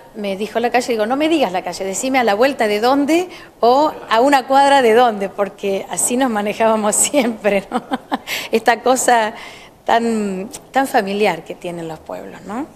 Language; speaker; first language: Spanish; native; Spanish